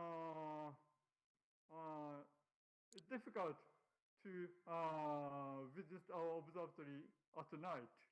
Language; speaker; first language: English; non-native, learner; Japanese